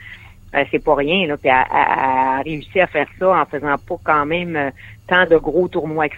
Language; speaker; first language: French; native; French